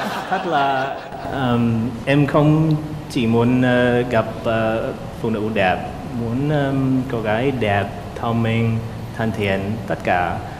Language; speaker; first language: Vietnamese; non-native, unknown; English